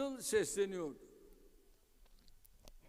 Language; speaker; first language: Turkish; native; Turkish